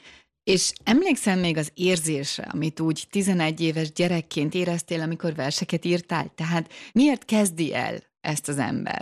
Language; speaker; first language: Hungarian; native; Hungarian